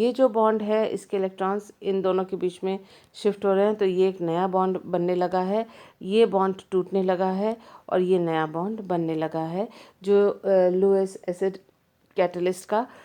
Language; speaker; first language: Hindi; native; Hindi